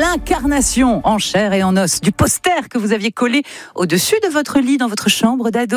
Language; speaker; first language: French; native; French